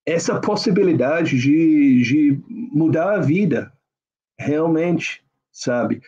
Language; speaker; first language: Portuguese; non-native, fluent; English